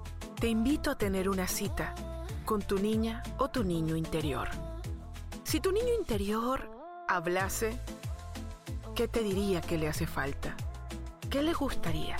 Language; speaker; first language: Spanish; native; Spanish